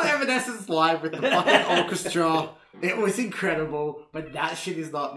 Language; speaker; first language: English; native; English